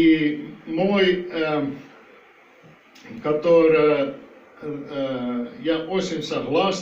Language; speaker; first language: Russian; non-native, learner; Dutch